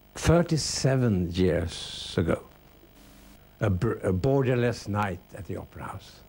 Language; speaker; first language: English; non-native, fluent; Swedish